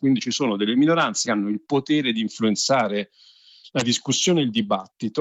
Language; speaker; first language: Italian; native; Italian